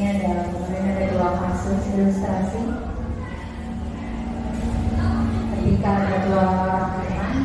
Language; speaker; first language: Indonesian; native; Indonesian